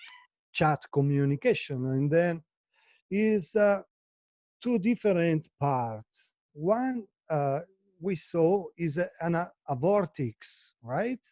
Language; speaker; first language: English; non-native, learner; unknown